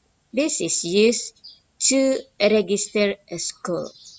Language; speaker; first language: English; non-native, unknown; Indonesian